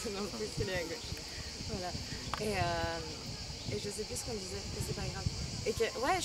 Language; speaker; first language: French; native; French